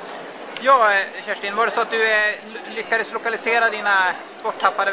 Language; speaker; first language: Swedish; native; Swedish